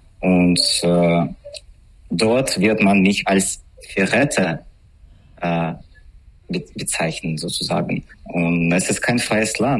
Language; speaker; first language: German; non-native, learner; Russian